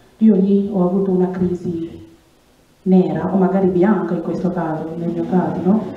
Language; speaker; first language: Italian; non-native, fluent; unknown